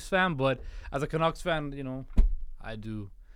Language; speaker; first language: English; native; English